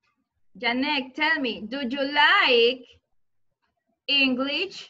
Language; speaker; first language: English; non-native, learner; Spanish